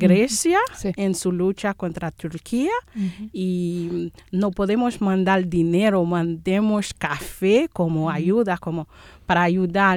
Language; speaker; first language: Spanish; non-native, fluent; Haitian Creole